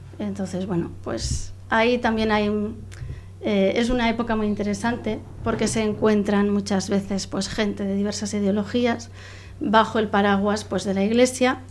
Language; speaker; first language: Spanish; non-native, local second language; Catalan